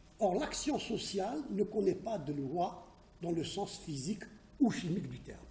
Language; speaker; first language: French; non-native, local second language; Arabic